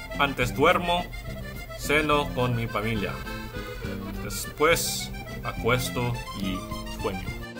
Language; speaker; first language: Spanish; non-native, learner; English